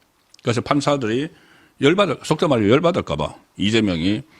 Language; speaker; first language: Korean; native; Korean